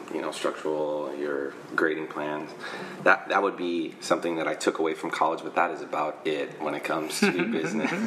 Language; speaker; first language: English; native; English